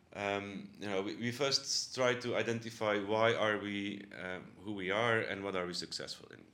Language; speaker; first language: English; non-native, fluent; Dutch